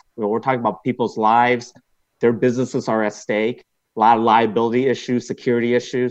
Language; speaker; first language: English; non-native, local second language; Cantonese